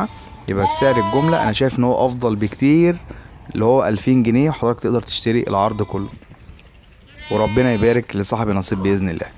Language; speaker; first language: Arabic; native; Arabic